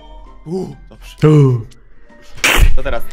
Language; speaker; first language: Polish; native; Polish